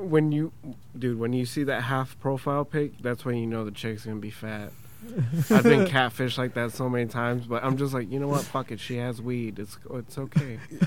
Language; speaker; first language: English; early bilingual, other home language; Spanish